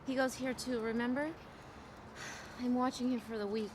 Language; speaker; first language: English; native; English